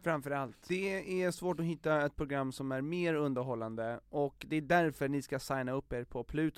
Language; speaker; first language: Swedish; native; Swedish